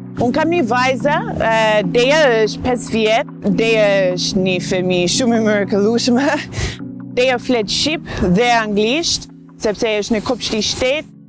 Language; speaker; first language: Albanian; non-native, learner; English